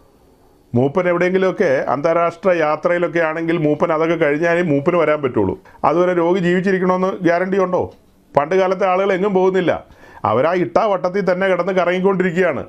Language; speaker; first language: Malayalam; native; Malayalam